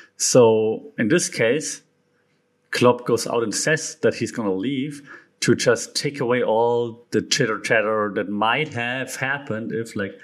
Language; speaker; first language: English; non-native, fluent; German